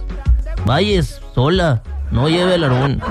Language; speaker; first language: Spanish; native; Spanish